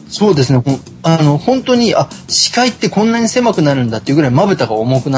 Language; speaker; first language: Japanese; native; Japanese